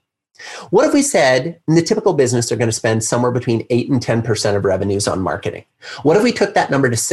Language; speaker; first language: English; native; English